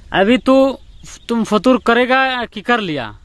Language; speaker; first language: Hindi; native; Hindi